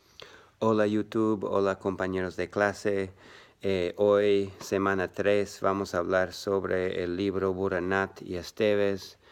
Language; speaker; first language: Spanish; non-native, learner; English